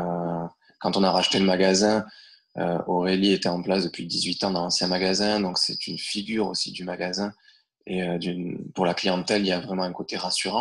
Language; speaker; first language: French; native; French